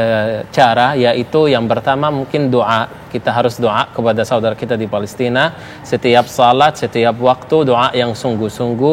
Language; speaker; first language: Indonesian; non-native, fluent; Arabic